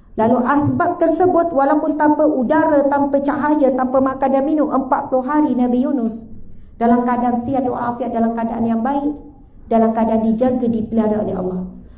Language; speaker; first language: Malay; native; Malay